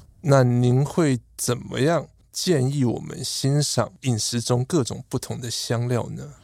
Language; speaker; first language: Chinese; native; Chinese